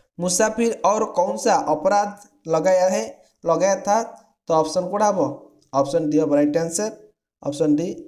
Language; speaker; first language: Hindi; non-native, local second language; Odia